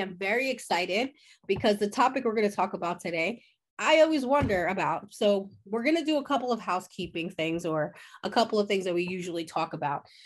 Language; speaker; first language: English; early bilingual, other home language; Spanish